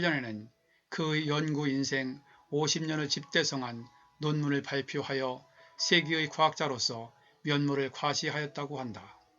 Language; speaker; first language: Korean; native; Korean